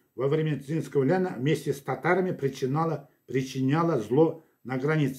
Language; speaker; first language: Russian; non-native, local second language; Kazakh